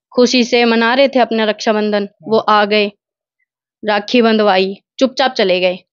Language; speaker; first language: Hindi; non-native, local second language; Haryanvi